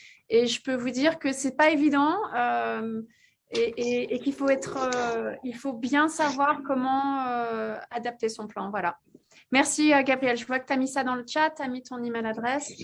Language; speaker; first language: French; native; French